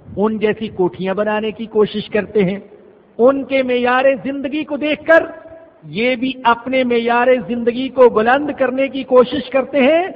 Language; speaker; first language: Urdu; non-native, local second language; Punjabi